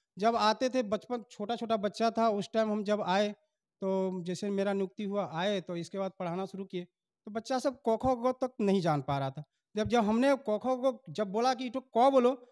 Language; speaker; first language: Hindi; native; Hindi